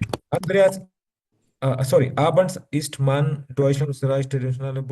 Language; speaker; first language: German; non-native, learner; Urdu